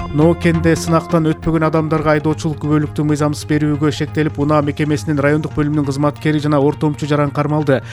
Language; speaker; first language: Kyrgyz; native; Kyrgyz